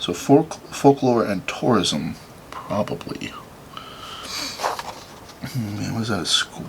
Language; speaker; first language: English; native; English